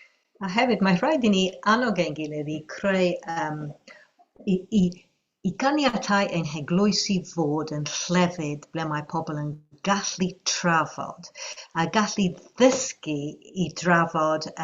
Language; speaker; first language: Welsh; non-native, fluent; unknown